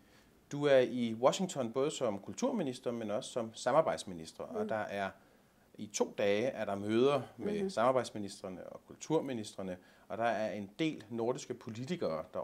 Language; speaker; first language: Danish; native; Danish